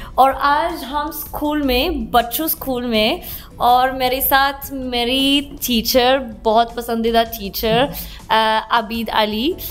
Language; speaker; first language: Hindi; non-native, learner; Arabic